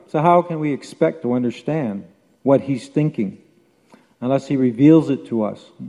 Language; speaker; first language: English; native; English